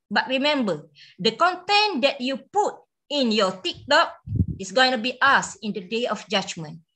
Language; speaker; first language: English; non-native, local second language; Malay